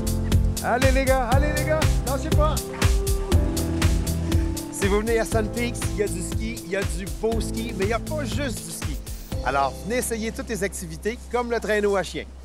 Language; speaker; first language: French; native; French